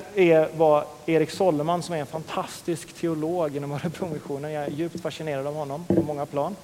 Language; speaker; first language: Swedish; native; Swedish